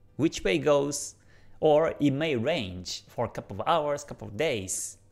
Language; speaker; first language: English; non-native, fluent; Japanese